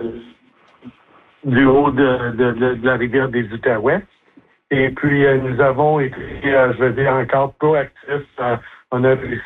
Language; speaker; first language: French; native; French